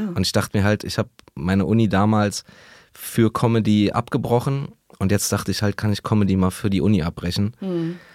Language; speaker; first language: German; native; German